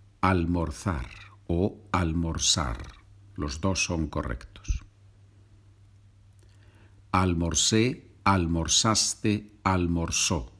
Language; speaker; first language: Spanish; non-native, fluent; English